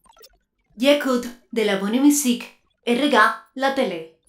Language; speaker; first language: French; non-native, learner; Spanish